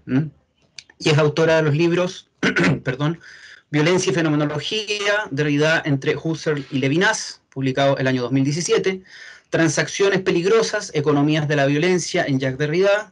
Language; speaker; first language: Spanish; native; Spanish